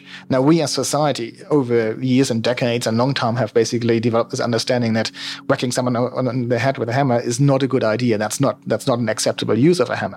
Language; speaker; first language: English; non-native, fluent; German